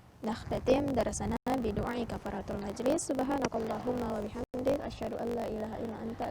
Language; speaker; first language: Arabic; non-native, fluent; Indonesian